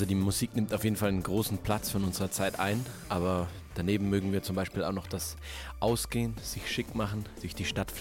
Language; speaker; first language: German; native; German